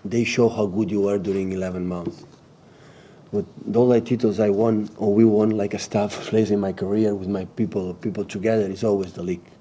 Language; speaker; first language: English; non-native, learner; Catalan